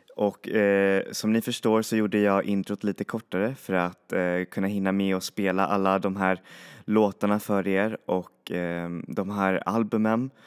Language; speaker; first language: Swedish; non-native, fluent; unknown